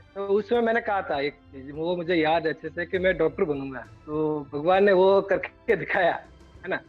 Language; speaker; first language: Hindi; native; Hindi